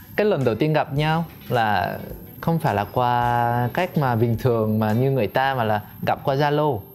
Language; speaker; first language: Vietnamese; non-native, fluent; Korean